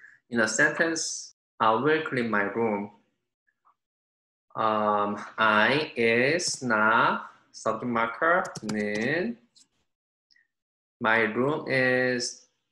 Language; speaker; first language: English; non-native, fluent; Korean